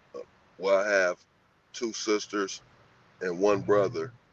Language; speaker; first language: English; native; English